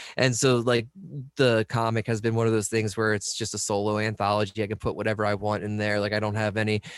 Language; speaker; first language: English; native; English